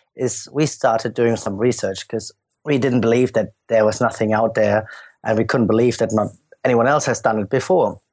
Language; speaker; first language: English; non-native, fluent; German